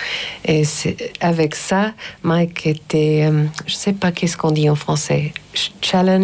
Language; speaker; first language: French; non-native, fluent; English